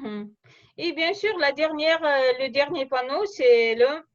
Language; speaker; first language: French; non-native, fluent; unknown